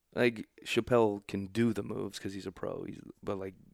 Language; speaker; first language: English; native; English